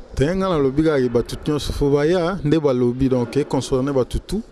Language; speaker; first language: French; non-native, local second language; Lingala